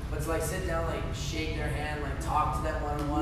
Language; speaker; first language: English; native; English